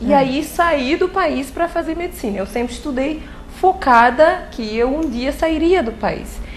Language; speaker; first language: Portuguese; non-native, local second language; Kabuverdianu